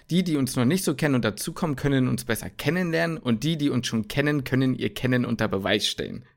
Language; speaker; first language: German; native; German